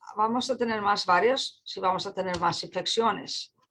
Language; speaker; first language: Spanish; non-native, fluent; English